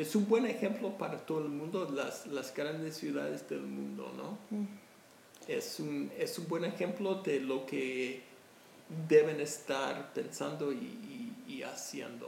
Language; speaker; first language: Spanish; non-native, fluent; English